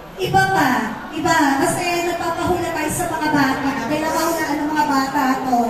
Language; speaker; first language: Filipino; native; Filipino